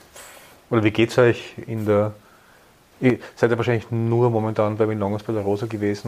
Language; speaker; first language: German; native; German